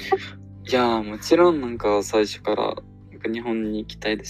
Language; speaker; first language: Japanese; non-native, learner; Ukrainian